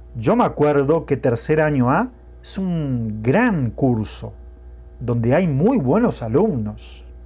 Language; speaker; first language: Spanish; non-native, fluent; Portuguese